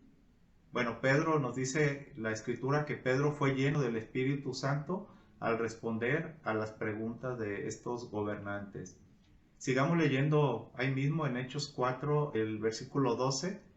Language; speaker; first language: Spanish; native; Spanish